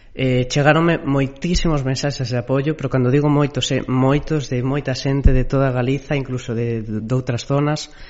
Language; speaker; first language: Galician; native; Galician